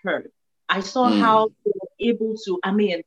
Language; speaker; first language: English; non-native, local second language; Yoruba